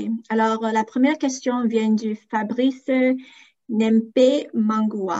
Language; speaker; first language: French; non-native, fluent; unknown